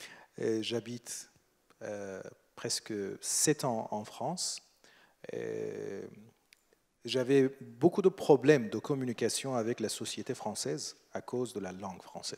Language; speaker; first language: French; non-native, fluent; Persian